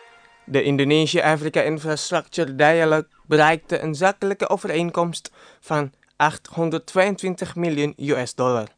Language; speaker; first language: Dutch; non-native, fluent; Indonesian